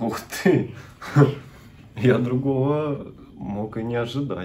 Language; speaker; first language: Russian; native; Russian